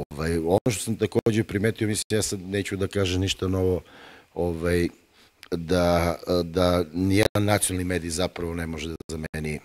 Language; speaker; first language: Bosnian; native; Bosnian